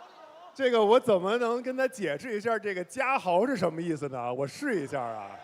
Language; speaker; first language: Chinese; native; Chinese